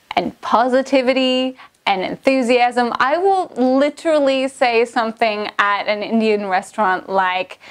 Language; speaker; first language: English; native; English